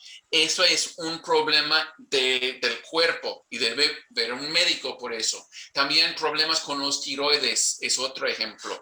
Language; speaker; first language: Spanish; non-native, fluent; English